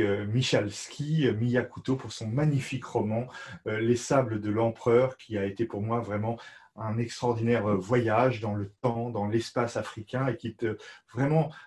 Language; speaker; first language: French; native; French